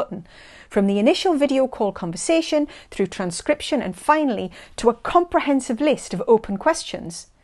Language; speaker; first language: English; native; English